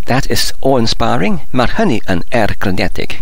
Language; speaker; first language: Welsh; non-native, learner; English